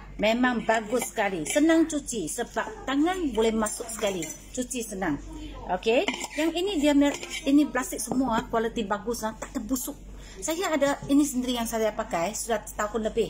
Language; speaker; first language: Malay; non-native, local second language; Min Nan Chinese